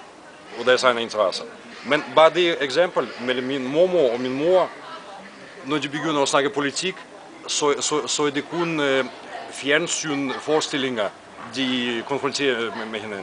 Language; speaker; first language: Danish; non-native, fluent; Russian